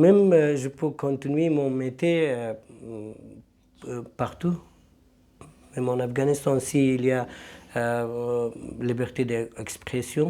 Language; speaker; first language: French; non-native, learner; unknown